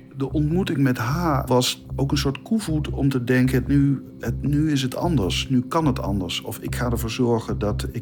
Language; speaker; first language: Dutch; native; Dutch